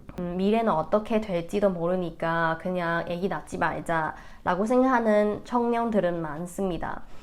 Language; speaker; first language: Korean; non-native, fluent; Cantonese